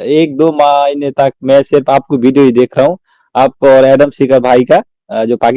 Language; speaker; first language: Hindi; non-native, learner; Bangla